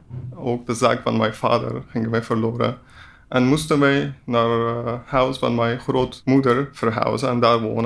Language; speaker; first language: Dutch; non-native, learner; Persian